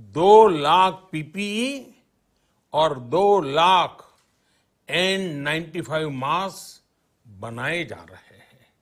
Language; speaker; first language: Hindi; non-native, local second language; Gujarati